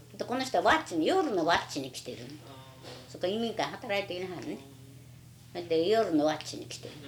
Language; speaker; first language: Japanese; native; Japanese